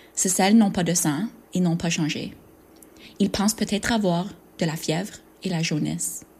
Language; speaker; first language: French; non-native, fluent; English